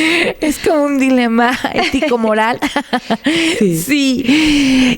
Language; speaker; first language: Spanish; native; Spanish